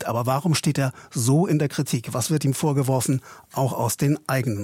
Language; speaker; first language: German; native; German